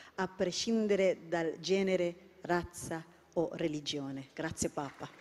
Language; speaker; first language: Italian; non-native, fluent; Hebrew